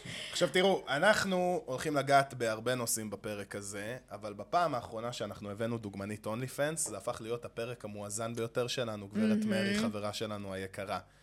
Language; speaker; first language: Hebrew; native; Hebrew